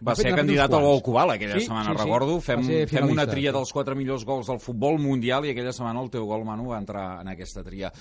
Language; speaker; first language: Catalan; native; Catalan